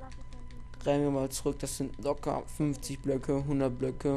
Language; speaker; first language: German; native; German